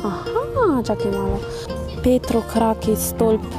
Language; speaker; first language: Slovenian; early bilingual, heritage; Slovenian